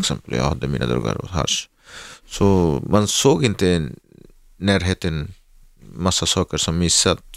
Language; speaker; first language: Swedish; non-native, learner; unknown